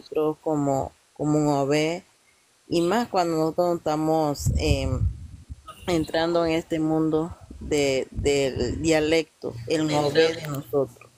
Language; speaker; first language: Spanish; non-native, local second language; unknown